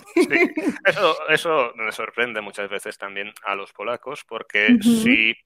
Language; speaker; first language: Spanish; non-native, fluent; Polish